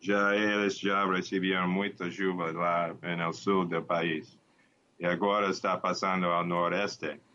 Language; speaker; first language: Portuguese; non-native, learner; Spanish